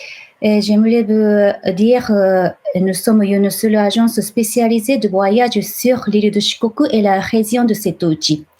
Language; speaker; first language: French; non-native, fluent; Japanese